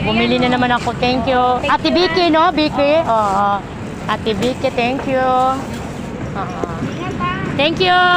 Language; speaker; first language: Filipino; native; Filipino